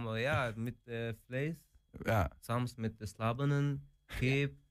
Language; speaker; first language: Dutch; non-native, learner; Persian